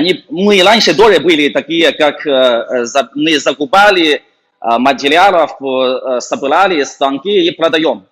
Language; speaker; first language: Russian; non-native, fluent; Chinese